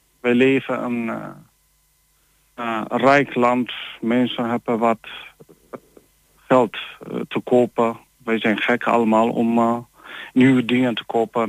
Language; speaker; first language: Dutch; non-native, learner; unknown